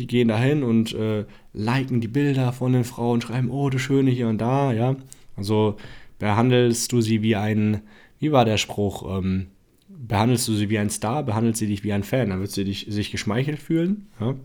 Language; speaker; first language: German; native; German